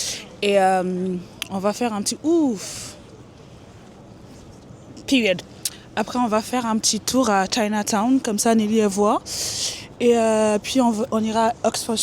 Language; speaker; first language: French; native; French